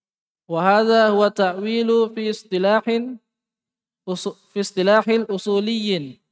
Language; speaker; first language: Arabic; non-native, learner; Indonesian